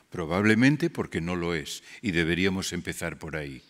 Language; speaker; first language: Spanish; non-native, local second language; Catalan